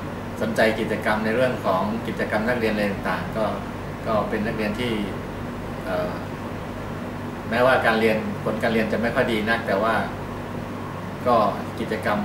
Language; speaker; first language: Thai; native; Thai